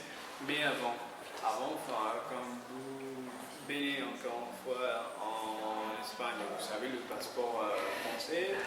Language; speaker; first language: French; non-native, fluent; Spanish